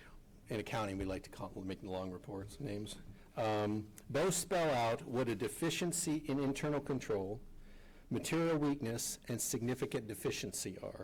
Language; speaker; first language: English; native; English